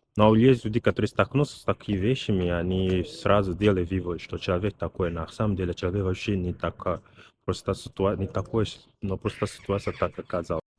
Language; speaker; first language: Russian; non-native, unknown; English